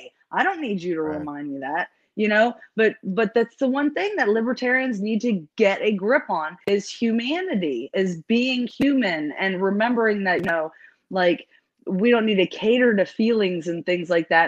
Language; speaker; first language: English; native; English